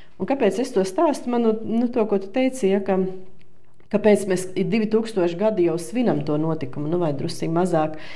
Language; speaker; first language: Latvian; native; Latvian